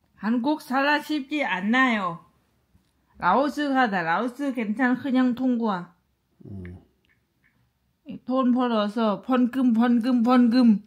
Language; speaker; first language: Korean; non-native, learner; Lao